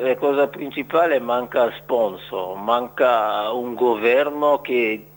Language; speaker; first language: Italian; non-native, fluent; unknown